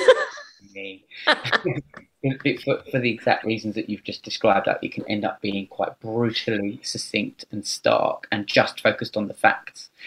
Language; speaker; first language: English; native; English